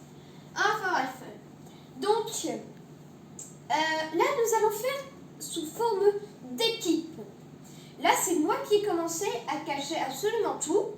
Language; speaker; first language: French; native; French